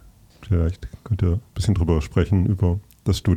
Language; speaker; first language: German; native; German